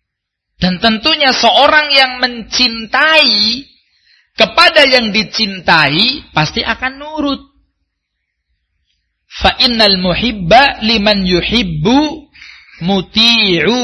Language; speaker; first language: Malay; non-native, local second language; Javanese